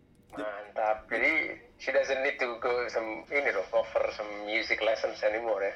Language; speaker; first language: English; non-native, fluent; Indonesian